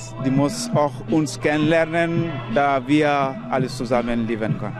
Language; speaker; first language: German; non-native, learner; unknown